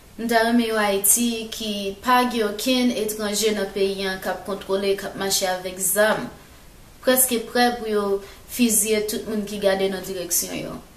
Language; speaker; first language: Haitian Creole; native; Haitian Creole